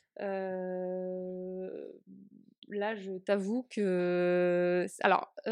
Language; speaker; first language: French; native; French